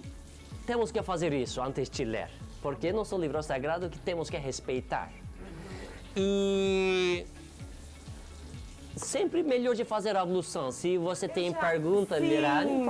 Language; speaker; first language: Portuguese; non-native, learner; Turkish